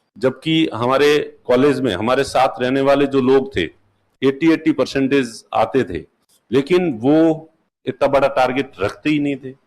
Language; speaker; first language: Hindi; non-native, local second language; Marwari